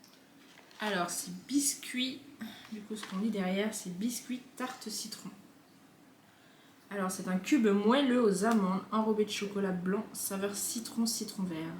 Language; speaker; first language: French; native; French